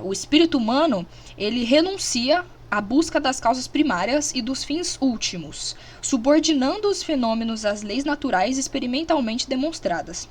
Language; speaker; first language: Portuguese; native; Portuguese